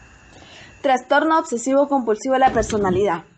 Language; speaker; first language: Spanish; native; Spanish